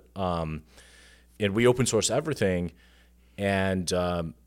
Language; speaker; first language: English; non-native, fluent; Arabic